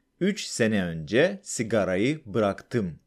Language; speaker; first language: Turkish; non-native, fluent; Russian